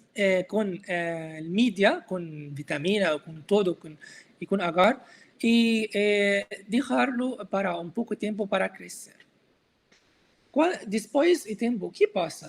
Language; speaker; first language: Spanish; non-native, learner; Arabic